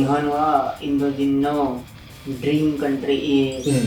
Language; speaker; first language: Japanese; non-native, learner; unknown